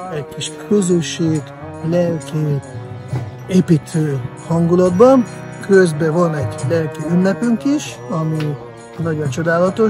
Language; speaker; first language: Hungarian; non-native, fluent; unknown